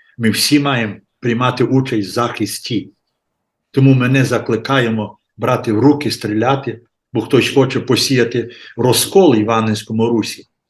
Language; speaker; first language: Ukrainian; native; Ukrainian